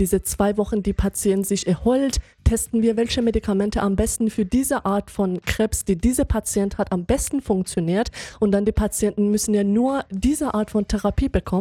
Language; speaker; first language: German; non-native, fluent; Persian